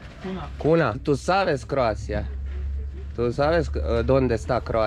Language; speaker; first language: Spanish; non-native, learner; Croatian